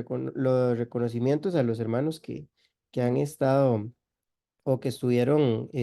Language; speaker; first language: Spanish; native; Spanish